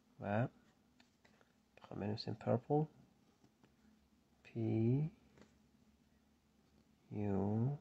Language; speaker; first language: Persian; native; Persian